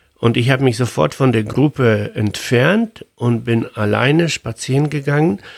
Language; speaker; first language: German; non-native, fluent; Polish